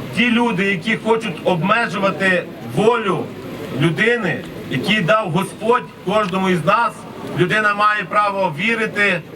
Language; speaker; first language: Ukrainian; non-native, local second language; Romanian